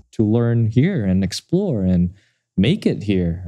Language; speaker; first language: English; non-native, fluent; Indonesian